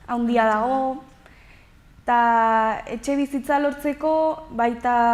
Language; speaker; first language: Basque; non-native, local second language; Spanish